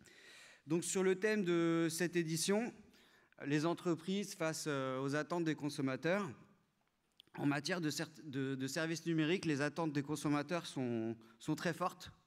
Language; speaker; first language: French; native; French